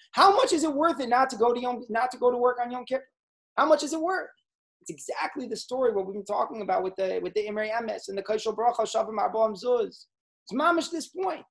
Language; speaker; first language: English; native; English